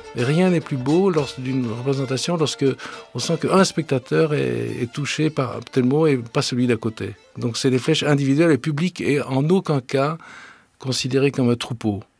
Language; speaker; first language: French; native; French